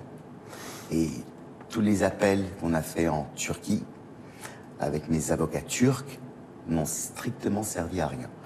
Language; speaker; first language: French; native; French